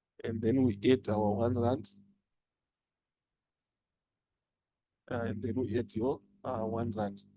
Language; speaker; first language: English; non-native, local second language; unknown